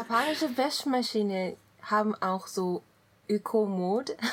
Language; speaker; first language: German; non-native, learner; Japanese